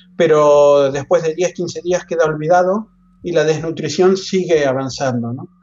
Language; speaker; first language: Spanish; native; Spanish